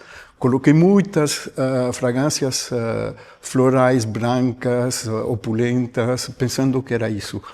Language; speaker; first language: Portuguese; non-native, fluent; French